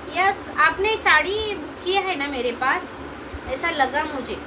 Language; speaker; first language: Hindi; non-native, local second language; Marathi